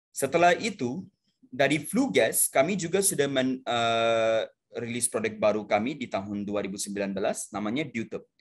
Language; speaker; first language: Indonesian; non-native, fluent; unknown